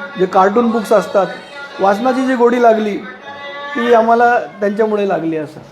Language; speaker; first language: Marathi; non-native, local second language; Urdu